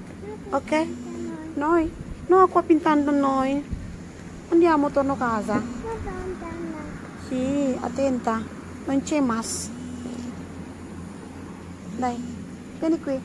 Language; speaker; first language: Italian; non-native, learner; Indonesian